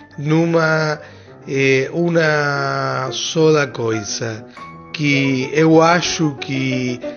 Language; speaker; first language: Portuguese; non-native, fluent; Spanish